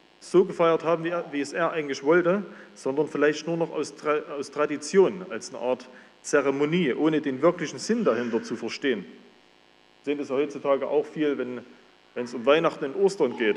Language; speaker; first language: German; native; German